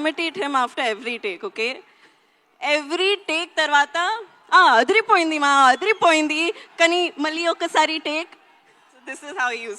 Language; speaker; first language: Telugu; non-native, learner; Hindi